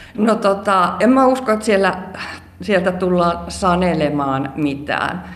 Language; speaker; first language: Finnish; native; Finnish